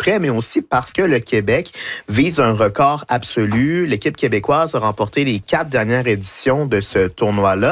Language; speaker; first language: French; native; French